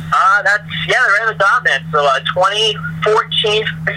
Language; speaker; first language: English; native; English